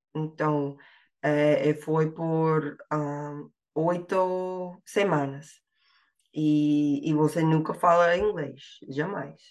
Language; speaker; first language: Portuguese; non-native, fluent; English